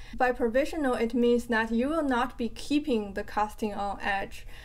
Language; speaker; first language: English; non-native, fluent; Chinese